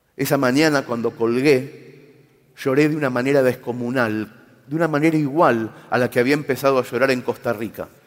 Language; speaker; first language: Spanish; native; Spanish